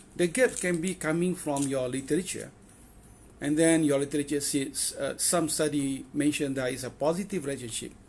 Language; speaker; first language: English; non-native, local second language; Malay